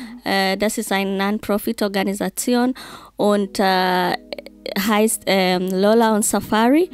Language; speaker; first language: German; non-native, learner; Swahili